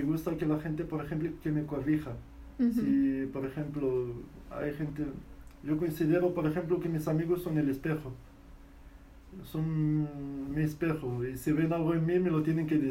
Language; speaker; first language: Spanish; non-native, fluent; Arabic